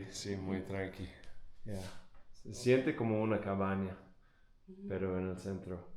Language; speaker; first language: Spanish; non-native, fluent; English